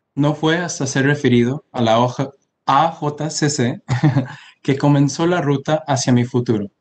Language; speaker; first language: Spanish; early bilingual, heritage; Spanish